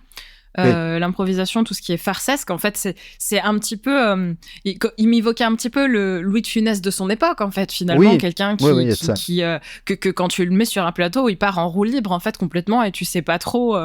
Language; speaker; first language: French; native; French